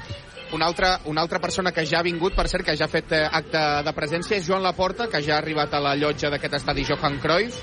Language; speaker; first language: Catalan; native; Catalan